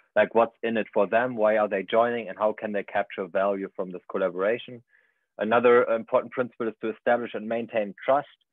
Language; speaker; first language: English; non-native, fluent; German